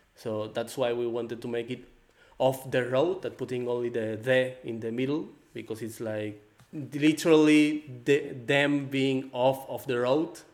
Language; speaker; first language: English; non-native, fluent; Spanish